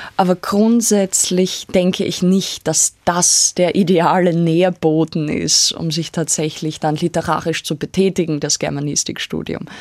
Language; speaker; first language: German; native; German